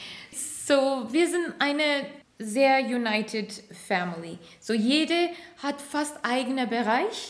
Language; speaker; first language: German; non-native, fluent; Turkish